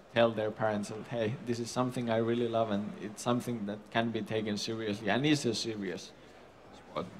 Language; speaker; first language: English; non-native, fluent; Finnish